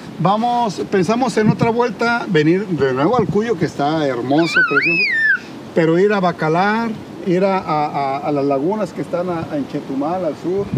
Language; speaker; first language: Spanish; native; Spanish